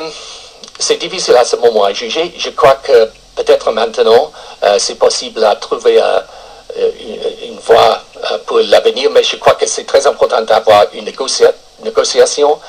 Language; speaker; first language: French; non-native, fluent; English